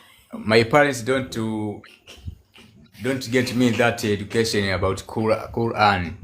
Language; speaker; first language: English; non-native, learner; Swahili